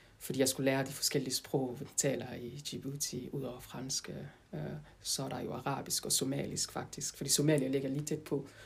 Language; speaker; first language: Danish; non-native, fluent; French